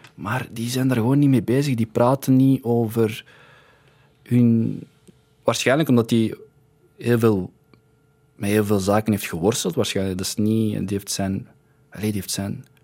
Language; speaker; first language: Dutch; early bilingual, other home language; Arabic